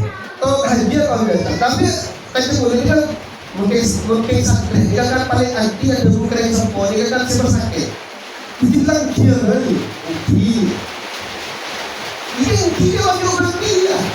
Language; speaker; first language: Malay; non-native, local second language; Javanese